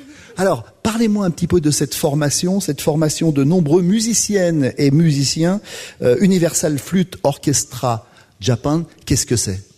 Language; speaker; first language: French; native; French